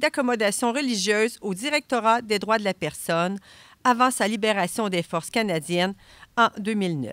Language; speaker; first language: French; native; French